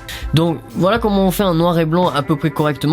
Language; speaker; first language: French; native; French